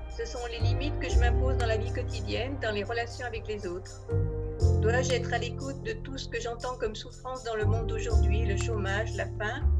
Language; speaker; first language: French; native; French